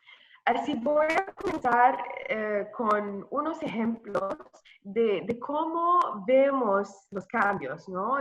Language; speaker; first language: Spanish; non-native, fluent; English